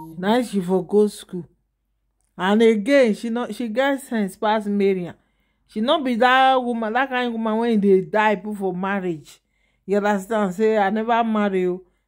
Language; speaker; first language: Nigerian Pidgin; non-native, local second language; Yoruba